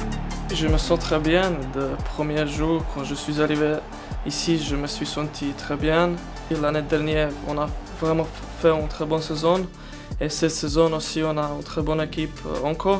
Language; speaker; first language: French; non-native, learner; Croatian